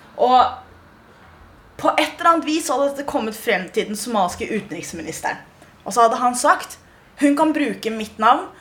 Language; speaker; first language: Norwegian; early bilingual, other home language; Somali